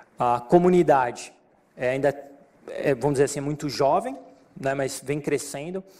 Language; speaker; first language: Portuguese; native; Portuguese